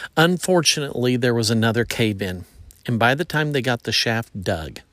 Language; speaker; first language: English; native; English